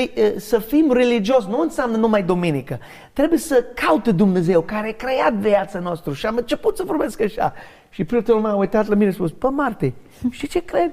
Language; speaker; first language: Romanian; non-native, learner; English